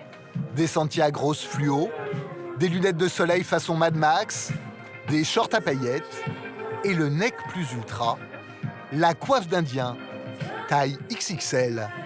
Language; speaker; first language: French; native; French